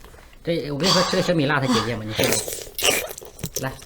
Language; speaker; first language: Chinese; native; Chinese